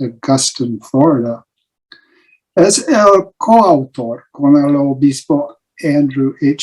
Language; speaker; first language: Spanish; non-native, learner; English